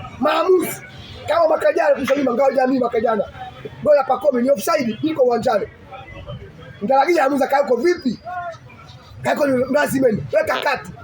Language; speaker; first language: Swahili; native; Swahili